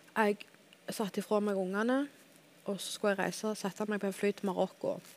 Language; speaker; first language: Norwegian; native; Norwegian